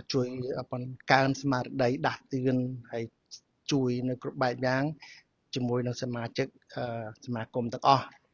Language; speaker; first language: Khmer; native; Khmer